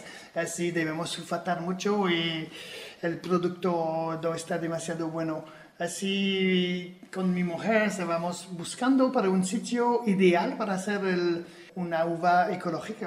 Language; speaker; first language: Spanish; non-native, fluent; French